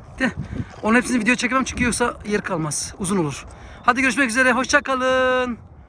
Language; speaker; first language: Turkish; early bilingual, heritage; Turkish